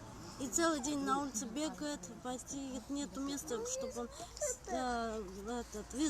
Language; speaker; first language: Russian; non-native, fluent; Armenian